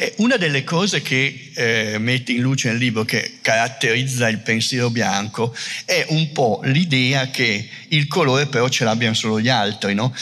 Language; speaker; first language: Italian; native; Italian